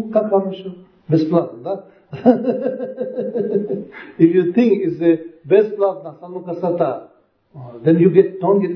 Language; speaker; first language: Russian; non-native, learner; Tibetan